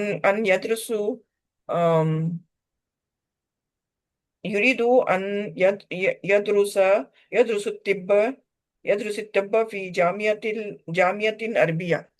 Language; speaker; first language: Arabic; non-native, learner; Urdu